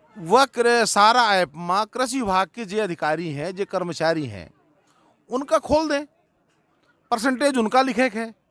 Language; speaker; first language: Hindi; native; Hindi